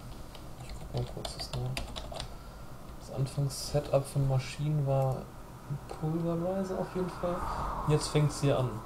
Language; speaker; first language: German; native; German